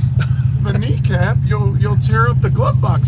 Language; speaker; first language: English; native; English